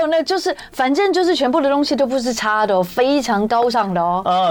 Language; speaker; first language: Chinese; native; Chinese